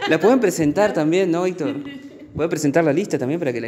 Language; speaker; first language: Spanish; native; Spanish